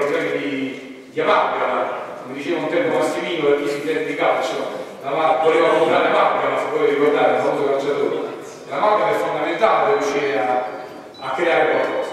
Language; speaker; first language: Italian; native; Italian